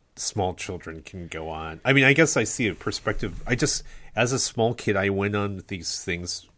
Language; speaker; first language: English; native; English